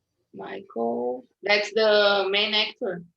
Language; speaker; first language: English; non-native, fluent; Portuguese